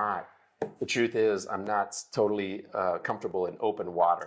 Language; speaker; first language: English; native; English